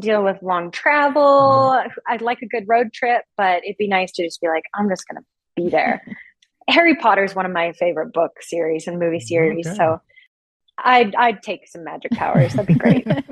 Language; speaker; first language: English; native; English